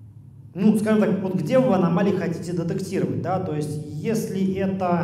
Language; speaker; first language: Russian; native; Russian